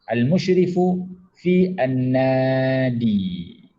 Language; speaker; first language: Arabic; non-native, fluent; Malay